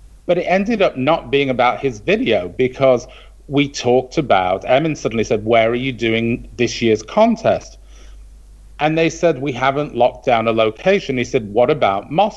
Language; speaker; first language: English; native; English